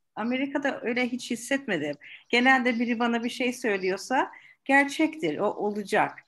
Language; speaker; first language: Turkish; early bilingual, heritage; Turkish